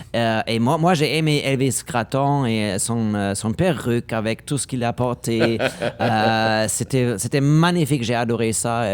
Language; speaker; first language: French; non-native, learner; German